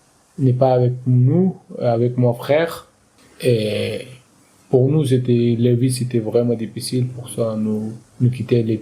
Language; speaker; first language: French; non-native, learner; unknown